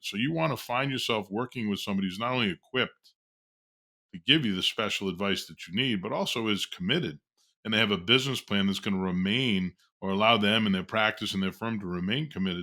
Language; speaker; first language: English; native; English